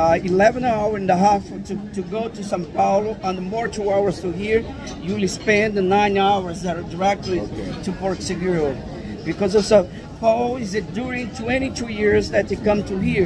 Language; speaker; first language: English; non-native, learner; Portuguese